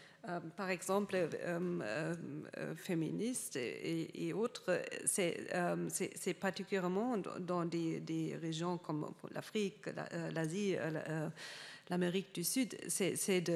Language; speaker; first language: French; non-native, fluent; German